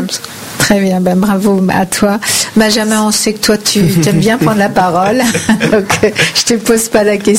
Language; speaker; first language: French; native; French